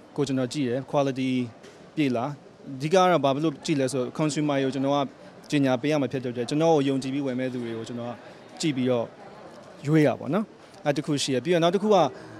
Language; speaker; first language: Burmese; native; Burmese